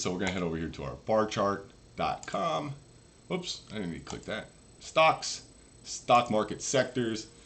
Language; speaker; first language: English; native; English